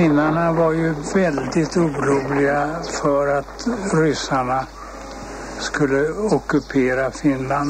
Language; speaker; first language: Swedish; native; Swedish